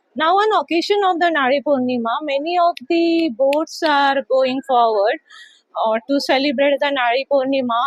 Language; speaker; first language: English; non-native, local second language; Marathi